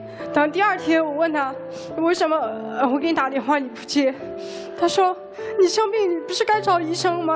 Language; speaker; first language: Chinese; native; Chinese